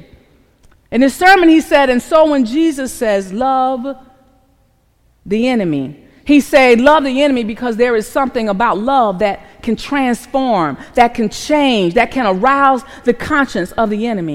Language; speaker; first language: English; native; English